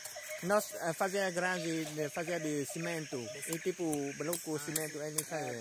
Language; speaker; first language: Portuguese; non-native, learner; Vietnamese